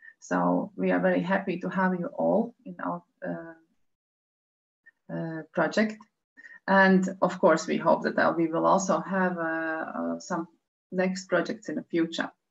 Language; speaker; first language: English; non-native, fluent; Latvian